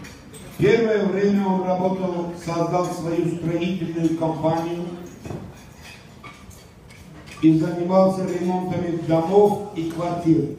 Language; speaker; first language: Russian; non-native, local second language; Tajik